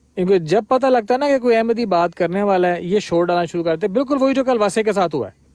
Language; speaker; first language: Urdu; non-native, local second language; Punjabi